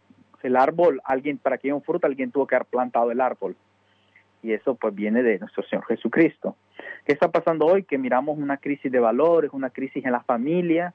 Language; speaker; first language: Spanish; native; Spanish